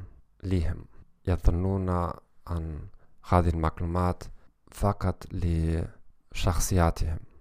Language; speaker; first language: Arabic; non-native, learner; German